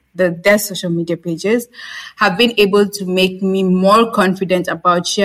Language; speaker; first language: English; non-native, local second language; Swahili